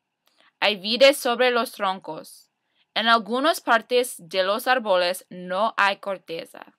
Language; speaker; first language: Spanish; non-native, learner; English